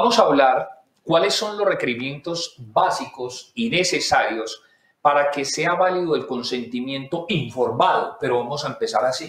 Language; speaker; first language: Spanish; native; Spanish